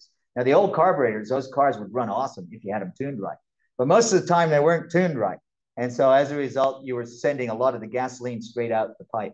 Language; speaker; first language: English; native; English